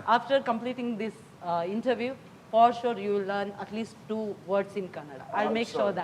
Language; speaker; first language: English; non-native, local second language; Kannada